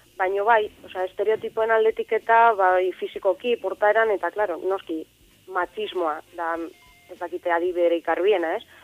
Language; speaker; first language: Basque; non-native, local second language; Spanish